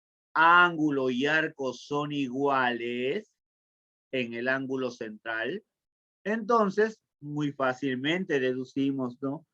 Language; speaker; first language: Spanish; native; Spanish